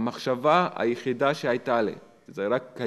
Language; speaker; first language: Hebrew; non-native, fluent; Russian